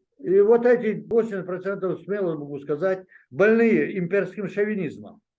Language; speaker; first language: Russian; non-native, local second language; Chechen